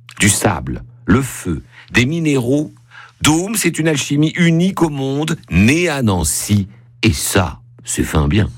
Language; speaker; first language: French; native; French